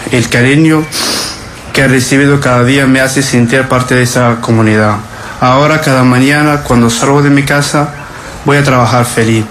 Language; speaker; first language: Spanish; non-native, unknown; Arabic